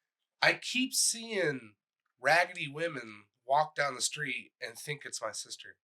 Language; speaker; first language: English; native; English